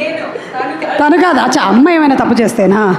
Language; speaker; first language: Telugu; native; Telugu